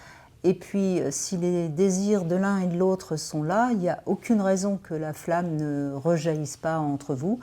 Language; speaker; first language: French; native; French